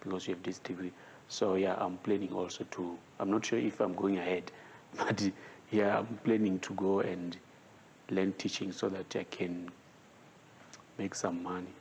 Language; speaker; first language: English; non-native, local second language; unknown